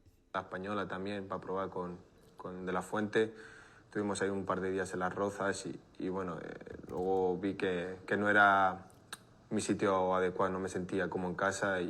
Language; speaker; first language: Spanish; early bilingual, other home language; Arabic